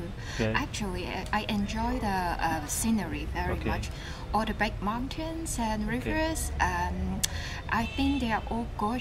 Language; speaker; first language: English; non-native, local second language; Cantonese